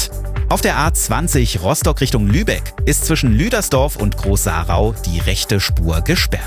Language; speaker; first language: German; native; German